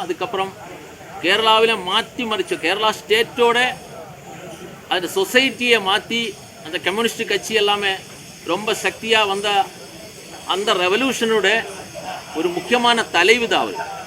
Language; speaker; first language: Tamil; non-native, learner; Malayalam